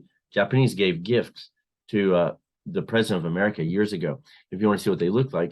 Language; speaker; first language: English; non-native, fluent; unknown